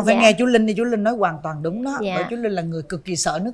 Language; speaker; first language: Vietnamese; native; Vietnamese